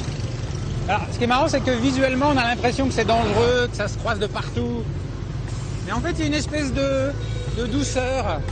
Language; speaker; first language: French; native; French